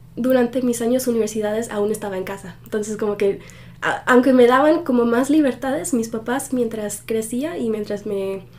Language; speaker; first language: Spanish; early bilingual, heritage; Spanish